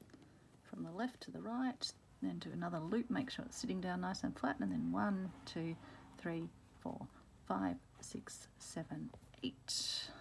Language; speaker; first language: English; native; English